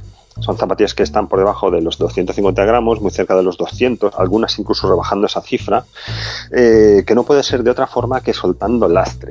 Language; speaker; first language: Spanish; native; Spanish